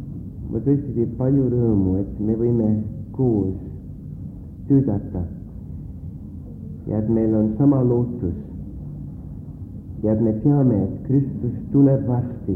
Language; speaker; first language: Estonian; early bilingual, heritage; Estonian